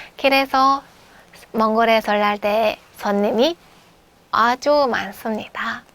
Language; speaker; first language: Korean; non-native, fluent; Mongolian